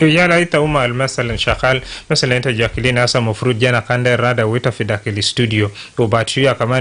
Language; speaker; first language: Arabic; non-native, local second language; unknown